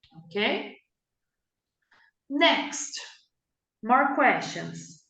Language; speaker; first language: English; non-native, fluent; Portuguese